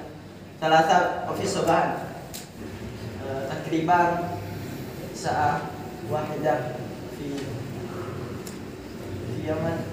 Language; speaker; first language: Arabic; non-native, learner; Indonesian